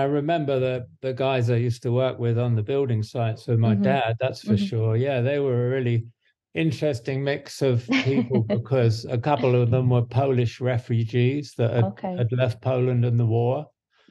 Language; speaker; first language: English; native; English